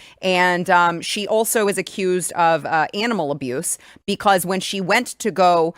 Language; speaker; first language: English; native; English